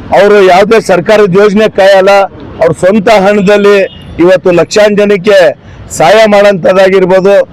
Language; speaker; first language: Kannada; non-native, local second language; Urdu